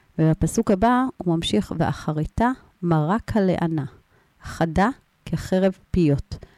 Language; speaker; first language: Hebrew; native; Hebrew